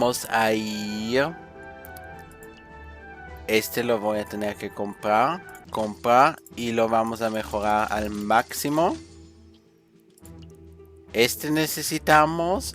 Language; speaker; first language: Spanish; non-native, fluent; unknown